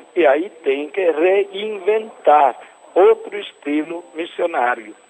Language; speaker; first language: Portuguese; non-native, fluent; Italian